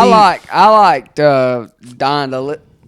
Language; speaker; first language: English; native; English